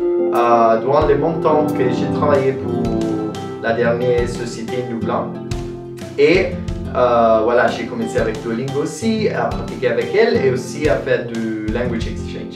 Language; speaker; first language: French; non-native, learner; Italian